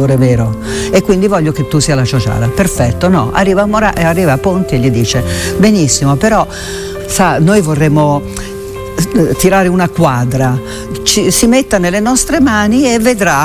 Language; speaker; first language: Italian; native; Italian